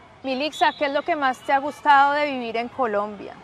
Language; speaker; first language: Spanish; native; Spanish